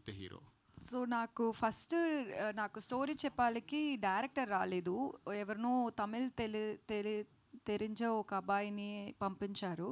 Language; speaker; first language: Telugu; non-native, local second language; Tamil